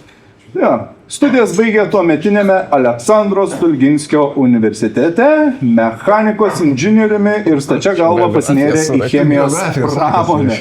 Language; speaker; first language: Lithuanian; native; Lithuanian